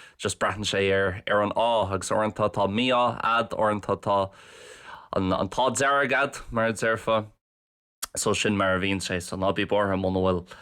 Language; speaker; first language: Irish; non-native, local second language; English